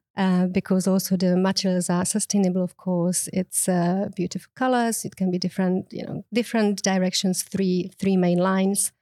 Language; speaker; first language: English; non-native, fluent; Czech